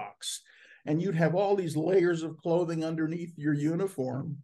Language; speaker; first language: English; native; English